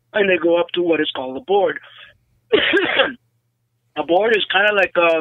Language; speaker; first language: English; native; English